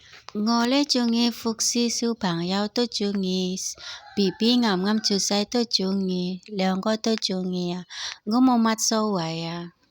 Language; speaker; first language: Cantonese; non-native, learner; Indonesian